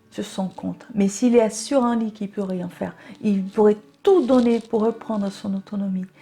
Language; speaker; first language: French; non-native, fluent; Portuguese